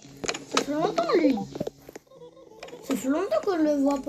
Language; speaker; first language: French; early bilingual, other home language; Portuguese